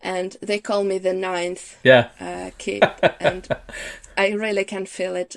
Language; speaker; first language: English; non-native, fluent; Ukrainian